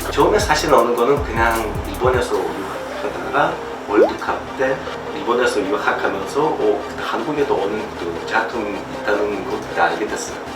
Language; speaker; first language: Korean; non-native, fluent; Lithuanian